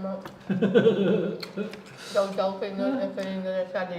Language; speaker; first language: Indonesian; native; Indonesian